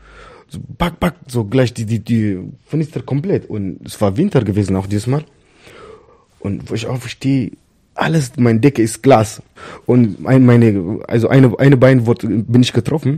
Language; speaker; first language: German; non-native, learner; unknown